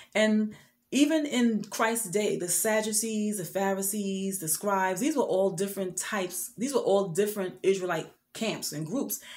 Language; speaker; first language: English; native; English